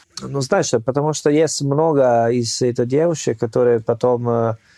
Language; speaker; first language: Russian; non-native, learner; Italian